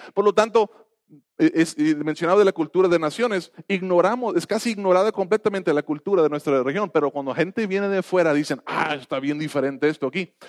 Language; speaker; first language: Spanish; non-native, fluent; English